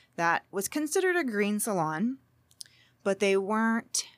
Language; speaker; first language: English; native; English